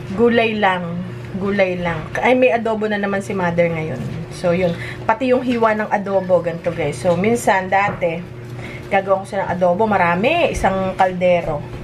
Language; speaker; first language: Filipino; native; Filipino